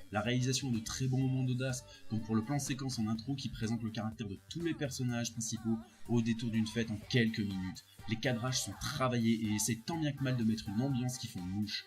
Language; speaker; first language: French; native; French